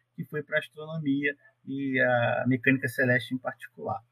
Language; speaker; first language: Portuguese; native; Portuguese